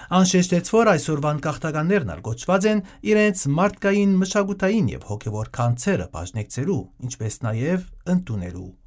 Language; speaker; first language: Armenian; early bilingual, heritage; Armenian